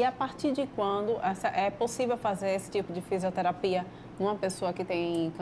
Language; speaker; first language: Portuguese; native; Portuguese